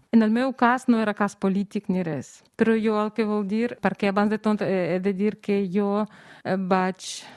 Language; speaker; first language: Catalan; non-native, fluent; Russian